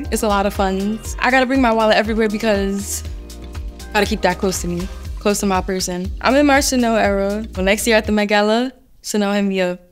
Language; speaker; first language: English; native; English